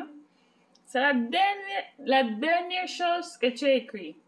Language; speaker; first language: French; non-native, fluent; English